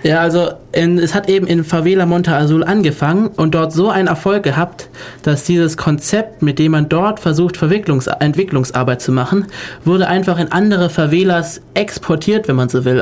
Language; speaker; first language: German; native; German